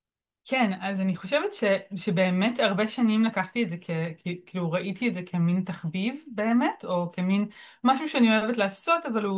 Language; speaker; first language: Hebrew; native; Hebrew